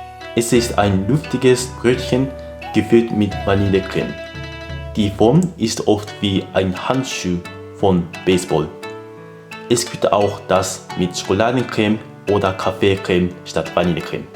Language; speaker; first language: German; non-native, fluent; Japanese